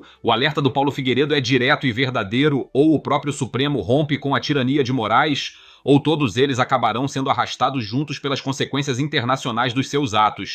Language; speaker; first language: Portuguese; native; Portuguese